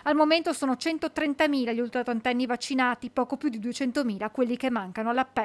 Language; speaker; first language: Italian; native; Italian